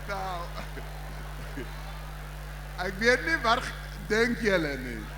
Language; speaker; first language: Afrikaans; non-native, local second language; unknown